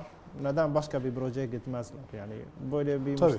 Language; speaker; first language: Turkish; non-native, learner; Arabic